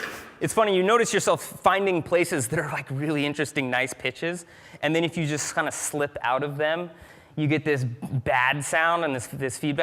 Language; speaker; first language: English; native; English